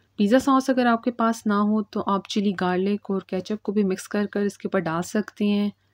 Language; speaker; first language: Urdu; native; Urdu